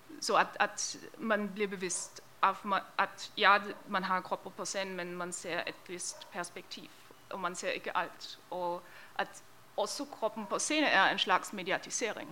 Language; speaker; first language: Norwegian; non-native, fluent; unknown